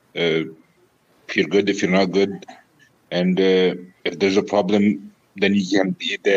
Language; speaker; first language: English; non-native, fluent; Arabic